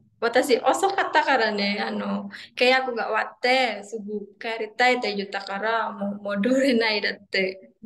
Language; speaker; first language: Japanese; non-native, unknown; Indonesian